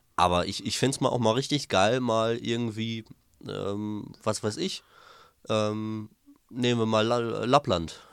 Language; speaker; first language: German; native; German